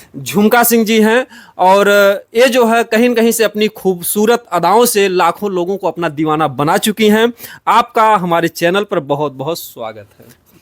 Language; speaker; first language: Hindi; native; Hindi